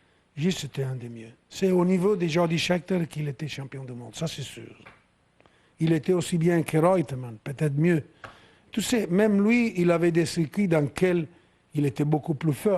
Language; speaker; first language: French; non-native, fluent; Italian